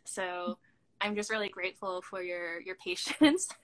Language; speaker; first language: English; native; English